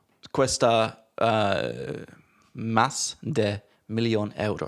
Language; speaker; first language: Spanish; non-native, learner; English